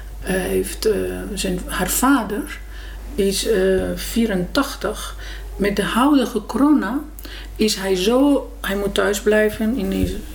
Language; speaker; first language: Dutch; non-native, fluent; Persian